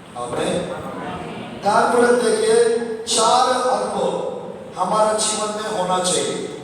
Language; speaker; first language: Hindi; non-native, local second language; Telugu